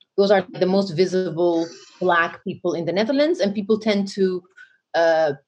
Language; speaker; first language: English; non-native, fluent; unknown